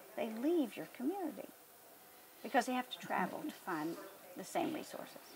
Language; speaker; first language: English; native; English